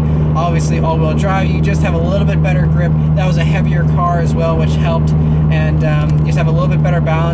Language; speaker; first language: English; native; English